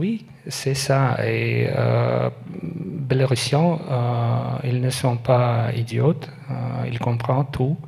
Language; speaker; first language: French; non-native, learner; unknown